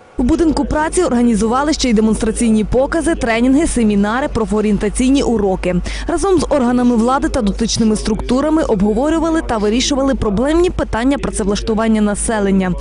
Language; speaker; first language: Ukrainian; native; Ukrainian